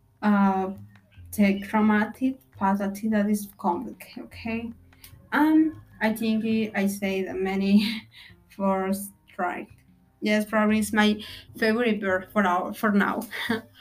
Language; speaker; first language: English; non-native, learner; Spanish